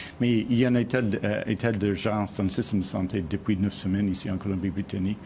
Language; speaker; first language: French; non-native, fluent; English